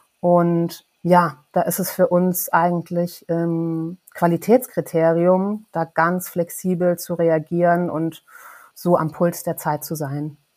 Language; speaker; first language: German; native; German